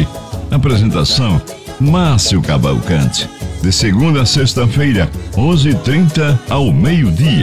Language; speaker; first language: Portuguese; native; Portuguese